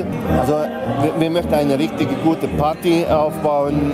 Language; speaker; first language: German; non-native, local second language; Hungarian